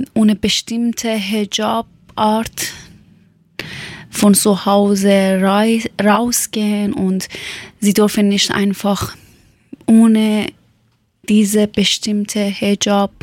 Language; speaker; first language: German; non-native, learner; Persian